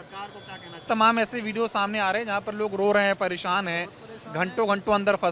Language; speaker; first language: Hindi; native; Hindi